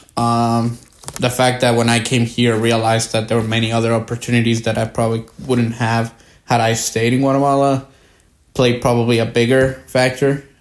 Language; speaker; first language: English; early bilingual, other home language; Spanish